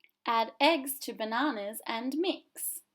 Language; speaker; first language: English; native; English